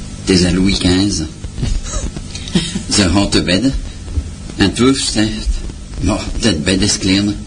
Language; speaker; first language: Dutch; non-native, local second language; French